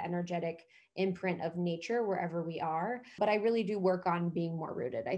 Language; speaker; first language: English; native; English